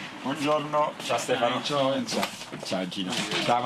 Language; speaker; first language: Italian; native; Italian